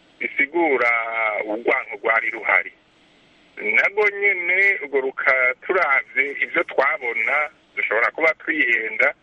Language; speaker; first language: Rundi; native; Rundi